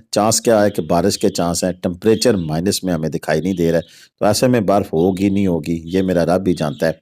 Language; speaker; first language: Urdu; non-native, local second language; Pahari-Potwari